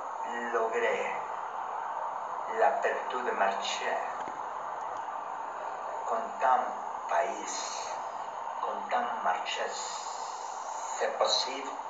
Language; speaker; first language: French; non-native, learner; Spanish